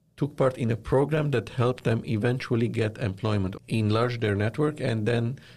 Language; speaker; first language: English; non-native, fluent; Arabic